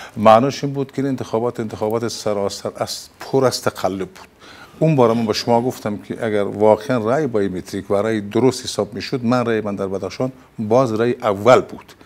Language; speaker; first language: Persian; native; Persian